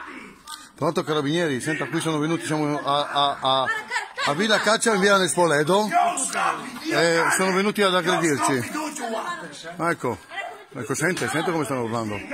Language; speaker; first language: Italian; native; Italian